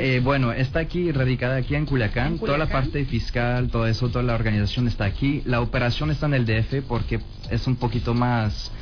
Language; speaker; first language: Spanish; non-native, fluent; French